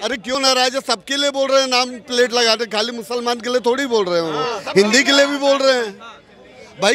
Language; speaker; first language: Hindi; native; Hindi